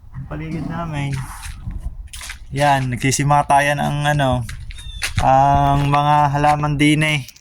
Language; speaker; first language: Filipino; native; Filipino